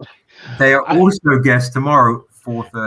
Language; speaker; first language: English; native; English